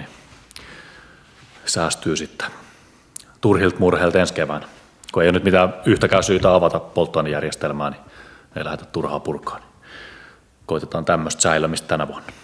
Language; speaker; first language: Finnish; native; Finnish